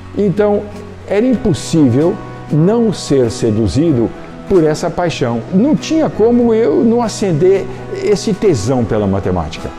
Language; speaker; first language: Portuguese; native; Portuguese